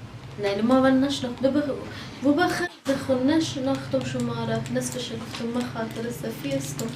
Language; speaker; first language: Persian; native; Persian